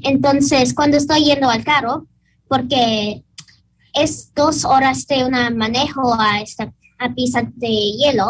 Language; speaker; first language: Spanish; early bilingual, heritage; Spanish